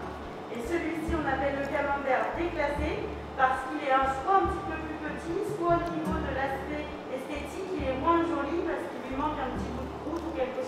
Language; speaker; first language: French; native; French